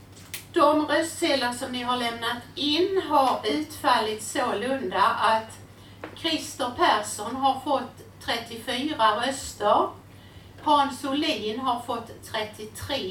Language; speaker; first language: Swedish; native; Swedish